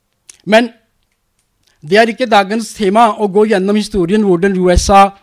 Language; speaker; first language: Norwegian; non-native, learner; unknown